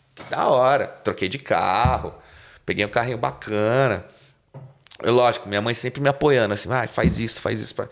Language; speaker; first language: Portuguese; non-native, local second language; Spanish